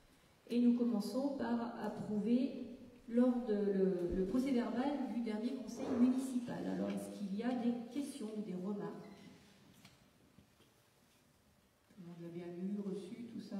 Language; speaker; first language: French; native; French